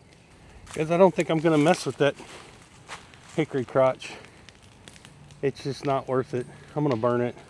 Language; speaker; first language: English; native; English